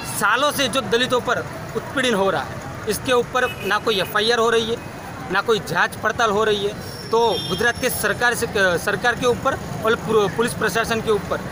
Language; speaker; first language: Hindi; non-native, local second language; Gujarati